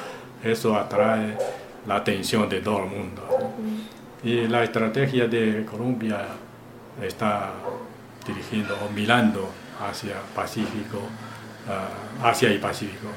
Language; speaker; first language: Spanish; non-native, fluent; Chinese